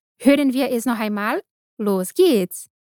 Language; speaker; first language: German; non-native, fluent; Portuguese